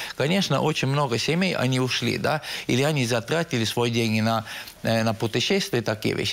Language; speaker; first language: Russian; non-native, local second language; Estonian